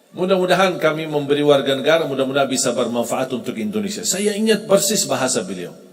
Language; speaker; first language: Indonesian; non-native, fluent; Arabic